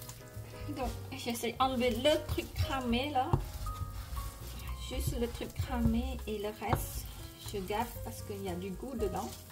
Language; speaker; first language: French; non-native, fluent; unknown